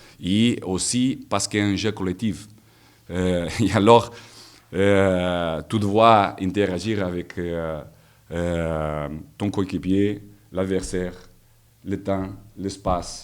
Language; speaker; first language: French; non-native, learner; Portuguese